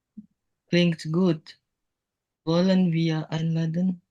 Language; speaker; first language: German; non-native, learner; Indonesian